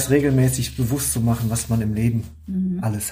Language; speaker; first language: German; native; German